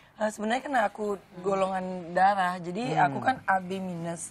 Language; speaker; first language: Indonesian; native; Indonesian